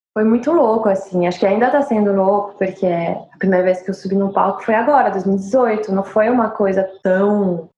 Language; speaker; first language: Portuguese; non-native, fluent; French